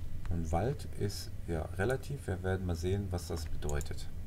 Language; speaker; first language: German; native; German